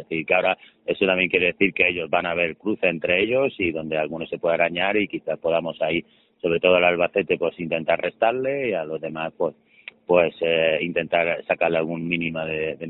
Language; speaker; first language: Spanish; native; Spanish